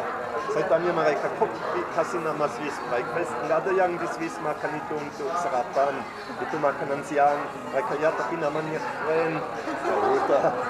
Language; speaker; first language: Indonesian; non-native, fluent; German